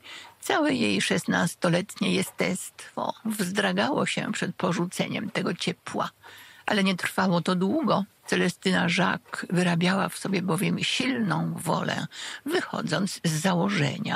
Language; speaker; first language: Polish; native; Polish